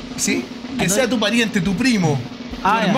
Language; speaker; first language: Spanish; native; Spanish